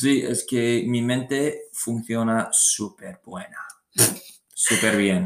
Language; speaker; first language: Spanish; non-native, learner; English